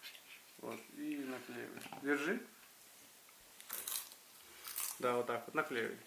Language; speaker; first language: Russian; native; Russian